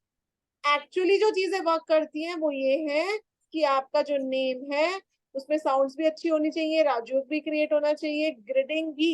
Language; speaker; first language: Hindi; native; Hindi